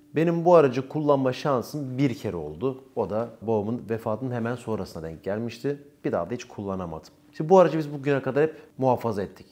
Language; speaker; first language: Turkish; native; Turkish